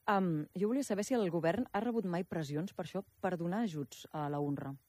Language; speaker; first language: Catalan; native; Catalan